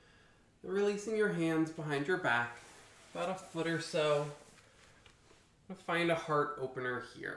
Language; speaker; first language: English; native; English